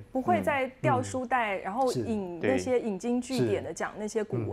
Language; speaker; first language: Chinese; native; Chinese